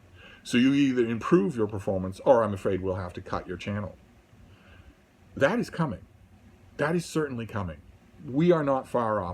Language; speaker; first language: English; native; English